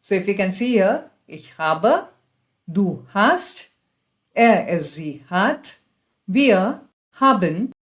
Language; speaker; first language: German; non-native, fluent; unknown